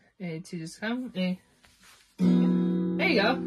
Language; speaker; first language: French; non-native, learner; English